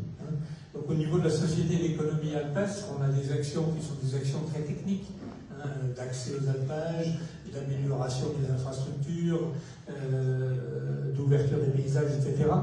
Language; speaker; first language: French; native; French